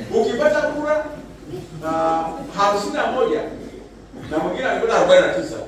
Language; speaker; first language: Swahili; native; Swahili